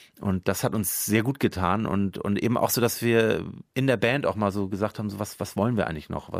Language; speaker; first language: German; native; German